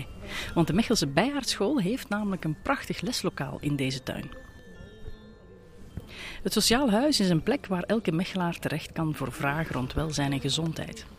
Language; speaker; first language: Dutch; native; Dutch